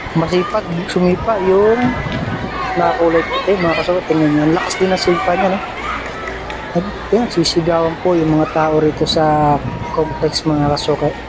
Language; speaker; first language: Filipino; native; Filipino